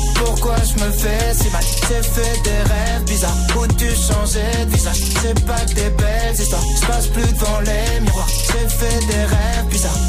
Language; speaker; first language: French; non-native, fluent; English